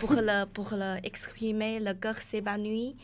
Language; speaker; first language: French; non-native, learner; Chinese